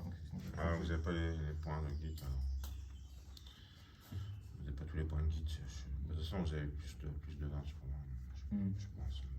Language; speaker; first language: French; native; French